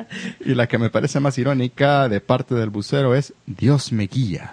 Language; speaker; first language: Spanish; native; Spanish